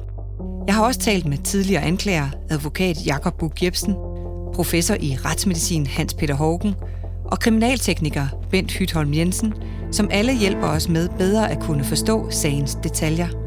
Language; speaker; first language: Danish; native; Danish